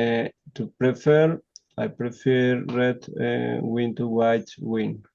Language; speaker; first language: English; non-native, learner; Spanish